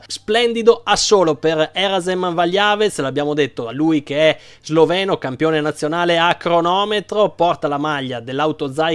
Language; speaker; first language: Italian; native; Italian